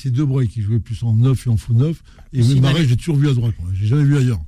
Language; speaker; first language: French; native; French